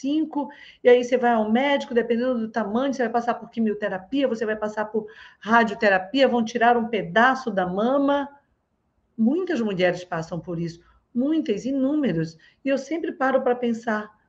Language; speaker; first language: Portuguese; native; Portuguese